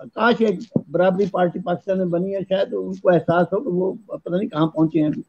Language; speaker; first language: Urdu; non-native, local second language; Punjabi